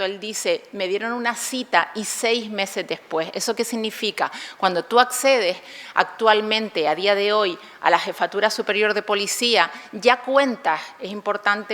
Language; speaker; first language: Spanish; native; Spanish